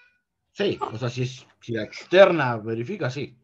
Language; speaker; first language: Spanish; native; Spanish